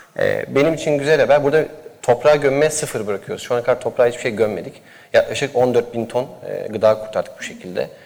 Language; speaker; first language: Turkish; native; Turkish